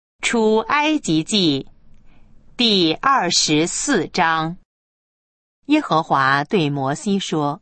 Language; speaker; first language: Chinese; native; Chinese